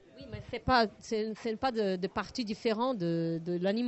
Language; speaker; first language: French; non-native, learner; Portuguese